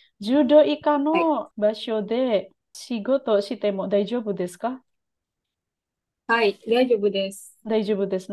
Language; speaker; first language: Japanese; non-native, fluent; Indonesian